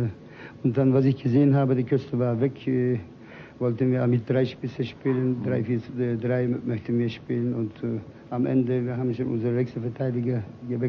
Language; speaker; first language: German; non-native, fluent; Turkish